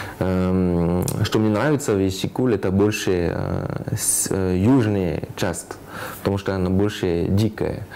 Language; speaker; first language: Russian; non-native, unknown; French